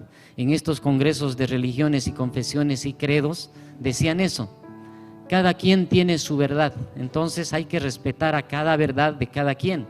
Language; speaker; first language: Spanish; native; Spanish